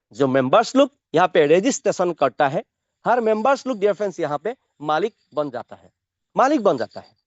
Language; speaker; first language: Hindi; non-native, local second language; Assamese